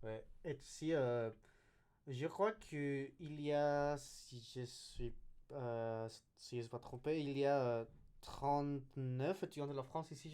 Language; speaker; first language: French; non-native, learner; Spanish